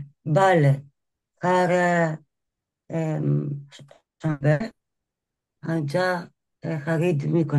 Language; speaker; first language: Persian; non-native, learner; Greek